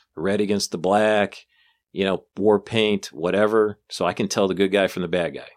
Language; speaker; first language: English; native; English